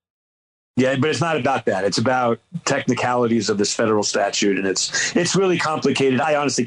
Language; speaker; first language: English; native; English